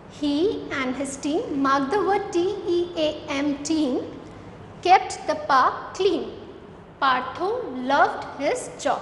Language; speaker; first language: English; non-native, local second language; Hindi